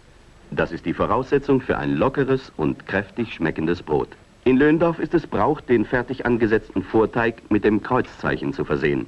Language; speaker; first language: German; native; German